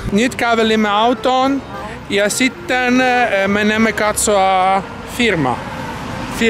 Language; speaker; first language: Finnish; non-native, learner; Italian